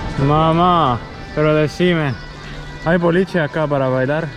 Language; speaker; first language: Spanish; non-native, fluent; Estonian